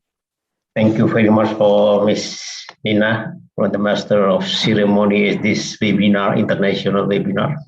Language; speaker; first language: English; non-native, fluent; Indonesian